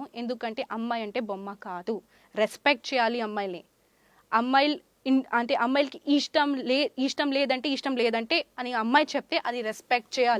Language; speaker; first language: Telugu; non-native, fluent; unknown